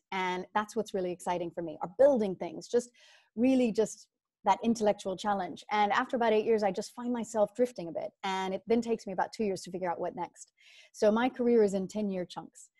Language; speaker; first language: English; native; English